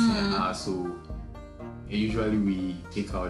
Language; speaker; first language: English; non-native, local second language; Akan